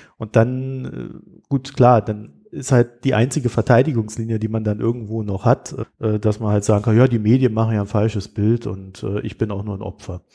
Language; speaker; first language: German; native; German